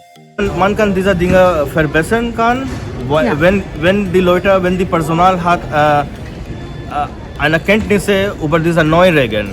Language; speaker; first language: German; non-native, learner; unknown